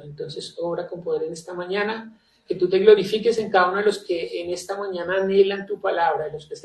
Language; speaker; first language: Spanish; native; Spanish